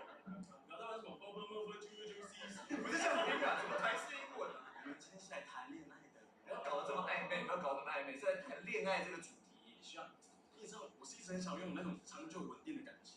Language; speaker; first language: Chinese; native; Chinese